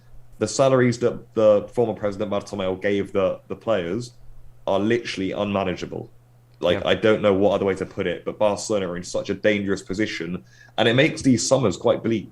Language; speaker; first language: English; native; English